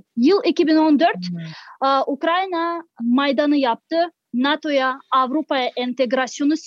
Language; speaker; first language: Turkish; non-native, fluent; Crimean Tatar